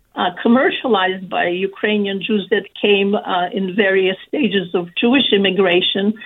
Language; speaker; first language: English; early bilingual, other home language; Ukrainian